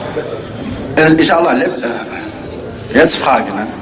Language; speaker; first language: German; non-native, learner; Arabic